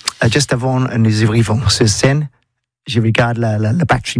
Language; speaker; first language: French; non-native, learner; English